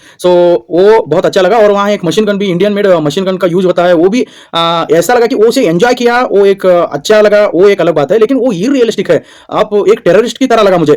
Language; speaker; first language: Hindi; non-native, local second language; Kannada